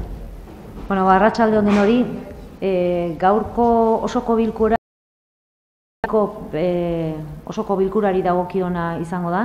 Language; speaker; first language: Basque; native; Basque